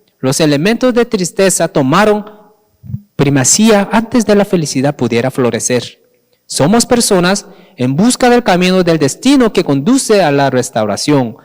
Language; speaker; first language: Spanish; non-native, fluent; Korean